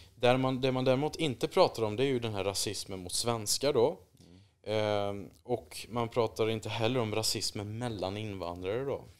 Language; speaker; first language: Swedish; native; Swedish